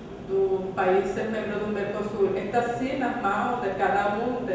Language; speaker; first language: Portuguese; non-native, fluent; Spanish